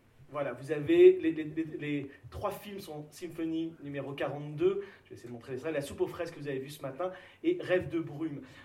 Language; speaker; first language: French; native; French